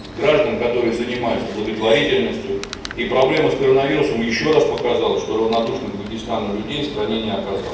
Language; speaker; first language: Russian; native; Russian